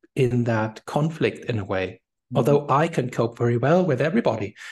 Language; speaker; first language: English; non-native, fluent; German